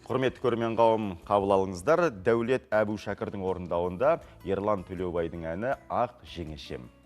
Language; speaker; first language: Kazakh; native; Kazakh